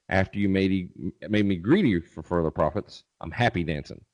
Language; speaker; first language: English; native; English